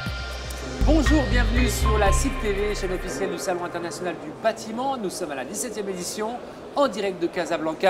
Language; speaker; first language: French; native; French